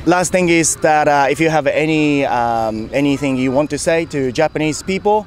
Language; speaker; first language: English; non-native, fluent; Japanese